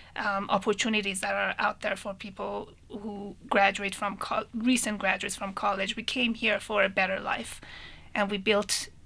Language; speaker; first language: English; non-native, fluent; Persian